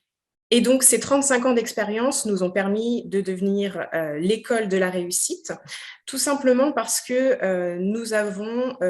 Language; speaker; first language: French; native; French